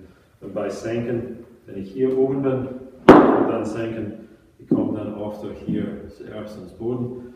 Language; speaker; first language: German; non-native, fluent; English